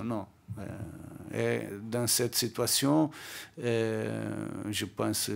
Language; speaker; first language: French; non-native, learner; Portuguese